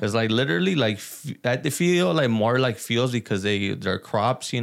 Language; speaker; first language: English; early bilingual, other home language; Spanish